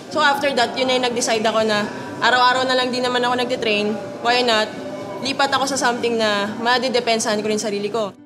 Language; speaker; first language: Filipino; native; Filipino